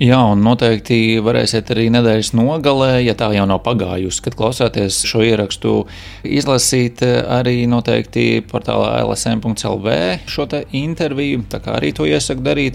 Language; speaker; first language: Latvian; native; Latvian